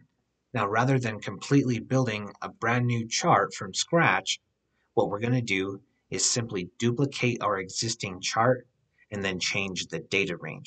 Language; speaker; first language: English; native; English